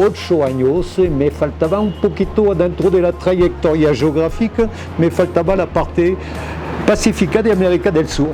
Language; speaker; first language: Spanish; non-native, fluent; French